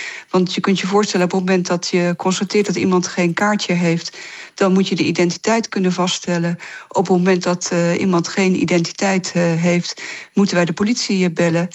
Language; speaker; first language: Dutch; native; Dutch